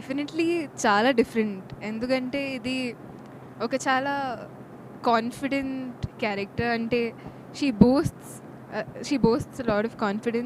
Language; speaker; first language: Telugu; non-native, fluent; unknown